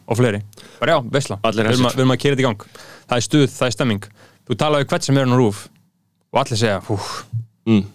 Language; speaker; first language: Icelandic; non-native, fluent; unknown